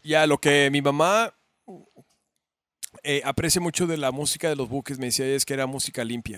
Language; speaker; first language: Spanish; early bilingual, heritage; Spanish